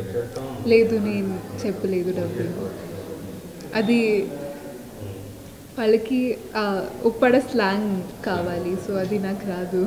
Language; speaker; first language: Telugu; non-native, local second language; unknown